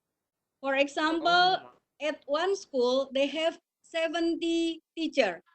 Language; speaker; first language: English; non-native, learner; Indonesian